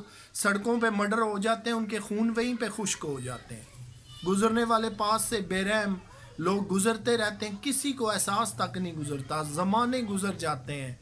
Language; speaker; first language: Urdu; native; Urdu